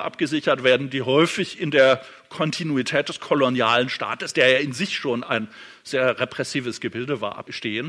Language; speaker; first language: German; native; German